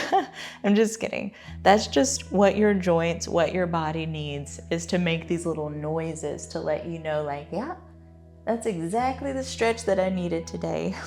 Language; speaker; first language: English; native; English